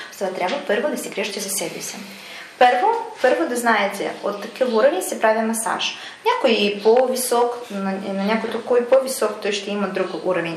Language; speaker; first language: Bulgarian; non-native, learner; Russian